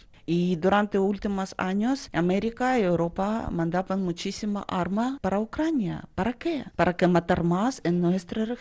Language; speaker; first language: Spanish; non-native, learner; Russian